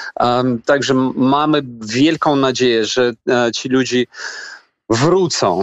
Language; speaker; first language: Polish; non-native, fluent; Ukrainian